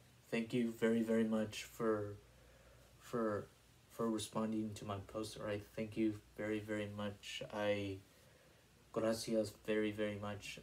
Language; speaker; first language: English; native; English